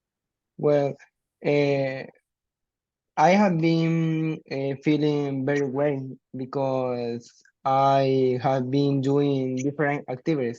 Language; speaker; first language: English; non-native, learner; Spanish